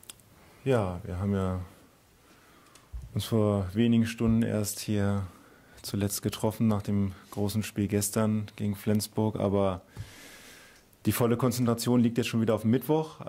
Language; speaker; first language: German; native; German